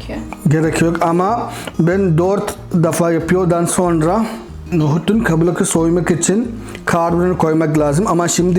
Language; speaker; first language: Turkish; non-native, learner; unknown